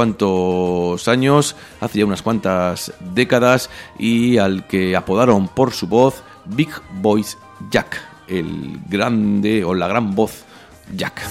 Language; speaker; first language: Spanish; native; Spanish